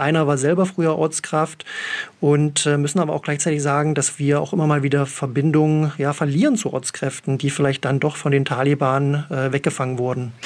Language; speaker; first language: German; native; German